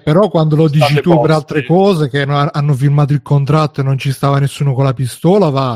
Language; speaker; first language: Italian; native; Italian